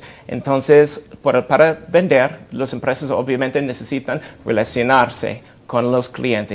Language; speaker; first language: Spanish; non-native, fluent; English